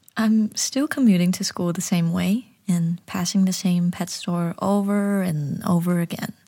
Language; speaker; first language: English; early bilingual, other home language; Chinese